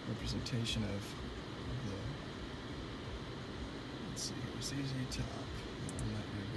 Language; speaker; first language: English; native; English